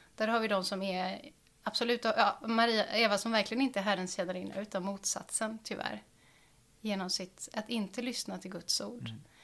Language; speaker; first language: Swedish; native; Swedish